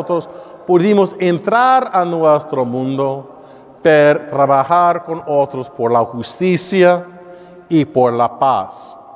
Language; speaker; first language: Spanish; non-native, learner; English